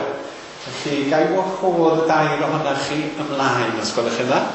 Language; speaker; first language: Welsh; native; Welsh